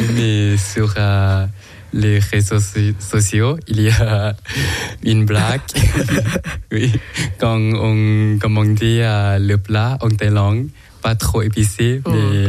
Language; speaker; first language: French; non-native, learner; Thai